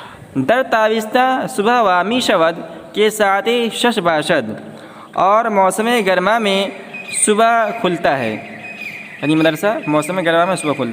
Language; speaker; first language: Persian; non-native, fluent; Urdu